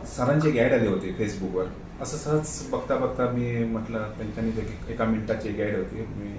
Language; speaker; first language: Marathi; non-native, local second language; Konkani